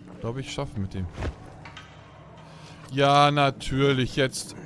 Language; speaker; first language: German; native; German